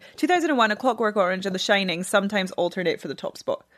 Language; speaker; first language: English; native; English